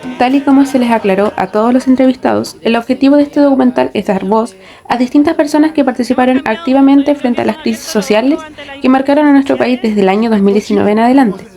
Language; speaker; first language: Spanish; native; Spanish